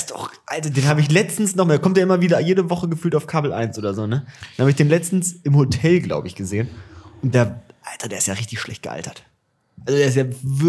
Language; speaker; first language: German; native; German